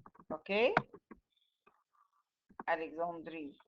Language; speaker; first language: French; non-native, fluent; Arabic